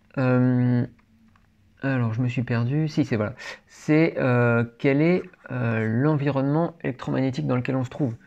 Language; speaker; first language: French; native; French